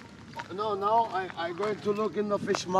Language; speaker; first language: English; non-native, learner; Swahili